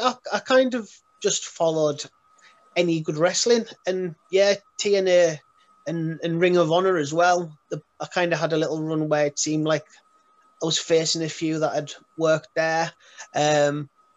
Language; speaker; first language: English; native; English